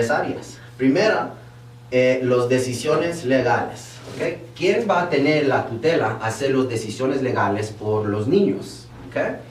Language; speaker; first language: Spanish; early bilingual, heritage; Spanish